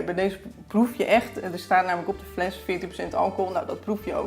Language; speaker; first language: Dutch; native; Dutch